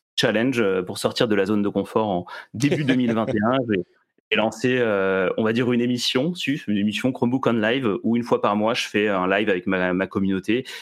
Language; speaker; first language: French; early bilingual, other home language; Serbian